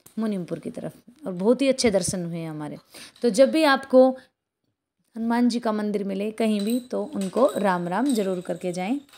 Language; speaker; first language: Hindi; native; Hindi